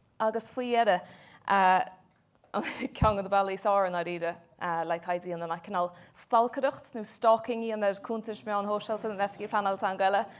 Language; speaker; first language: Irish; native; Irish